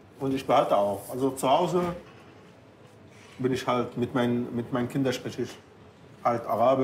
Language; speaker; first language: German; non-native, fluent; Arabic